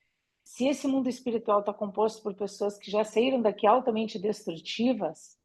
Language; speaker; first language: Portuguese; native; Portuguese